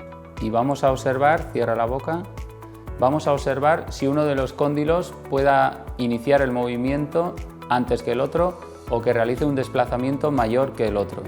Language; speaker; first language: Spanish; native; Spanish